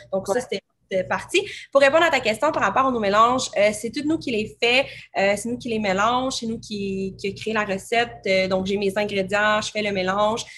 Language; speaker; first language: French; native; French